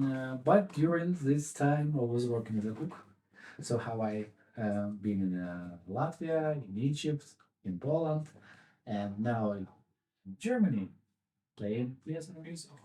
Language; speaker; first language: English; non-native, fluent; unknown